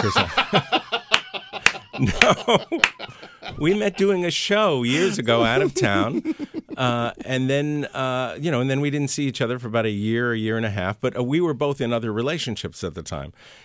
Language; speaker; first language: English; early bilingual, other home language; Spanish